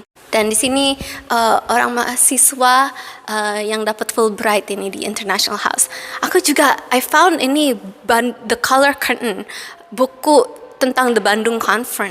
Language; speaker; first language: Indonesian; early bilingual, heritage; Indonesian